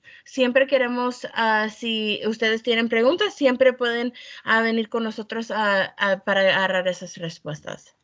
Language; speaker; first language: Spanish; early bilingual, heritage; Spanish